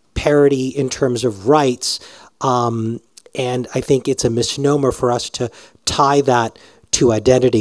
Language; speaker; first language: English; native; English